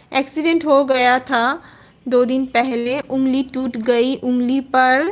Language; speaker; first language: Hindi; non-native, learner; Bangla